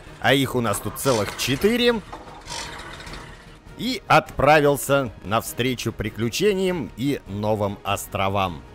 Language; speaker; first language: Russian; native; Russian